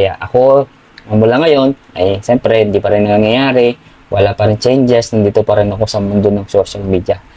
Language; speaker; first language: Filipino; non-native, local second language; Pampanga